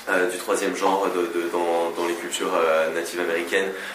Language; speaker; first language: French; native; French